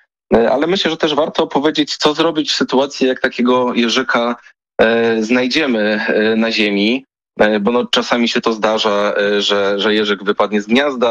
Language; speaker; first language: Polish; native; Polish